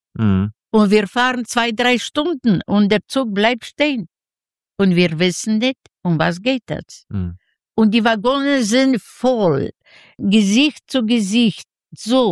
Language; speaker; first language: German; non-native, learner; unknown